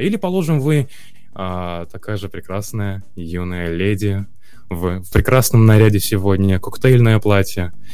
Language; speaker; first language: Russian; native; Russian